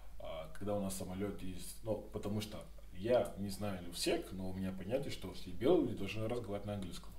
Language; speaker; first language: Russian; non-native, learner; Yoruba